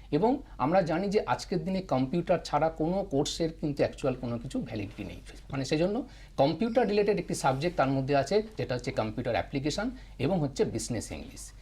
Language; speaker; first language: Bangla; native; Bangla